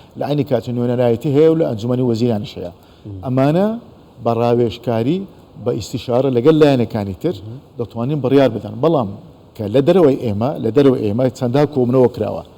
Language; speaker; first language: Central Kurdish; non-native, local second language; Turkish